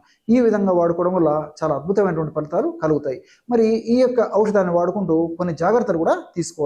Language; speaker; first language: Telugu; native; Telugu